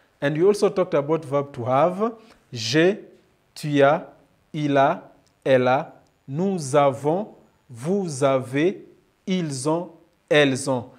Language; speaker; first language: French; non-native, learner; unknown